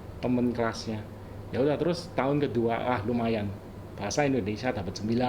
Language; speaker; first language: Indonesian; early bilingual, other home language; Cantonese